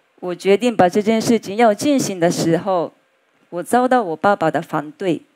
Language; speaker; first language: Chinese; non-native, fluent; Japanese